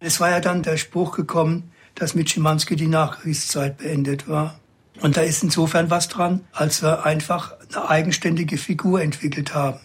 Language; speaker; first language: German; native; German